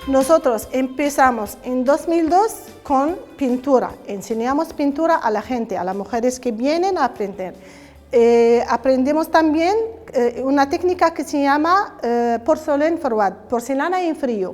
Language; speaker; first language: Spanish; non-native, learner; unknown